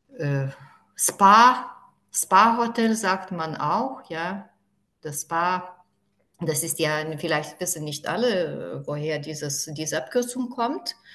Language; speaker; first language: German; non-native, fluent; Lithuanian